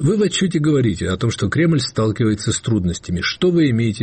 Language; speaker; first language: Russian; native; Russian